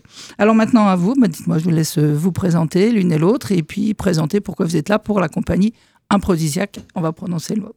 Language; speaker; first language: French; native; French